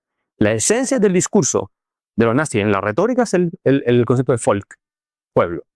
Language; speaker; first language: Spanish; native; Spanish